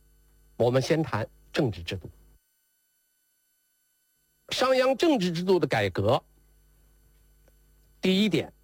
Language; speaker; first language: Chinese; native; Chinese